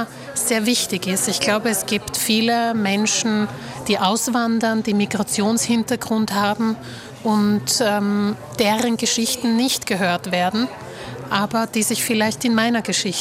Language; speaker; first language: German; early bilingual, other home language; Slovak